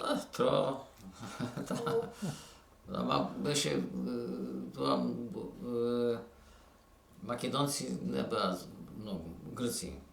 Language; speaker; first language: Macedonian; early bilingual, heritage; Polish